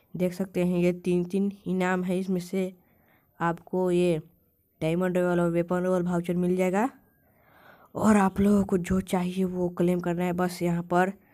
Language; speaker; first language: Hindi; native; Hindi